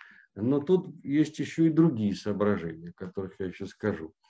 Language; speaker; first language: Russian; native; Russian